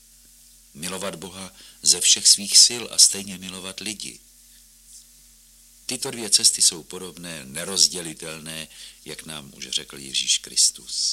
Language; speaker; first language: Czech; native; Czech